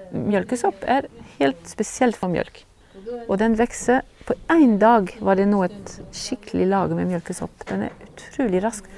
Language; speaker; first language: Norwegian; non-native, fluent; French